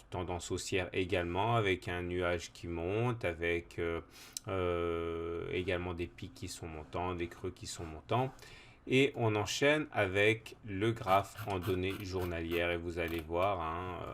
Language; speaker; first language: French; native; French